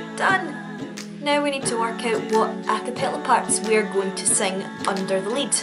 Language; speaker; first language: English; native; English